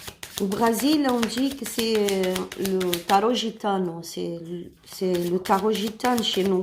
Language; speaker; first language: French; non-native, learner; Spanish